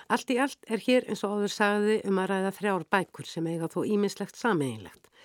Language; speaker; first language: Icelandic; native; Icelandic